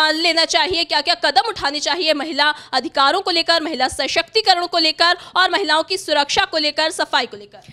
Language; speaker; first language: Hindi; native; Hindi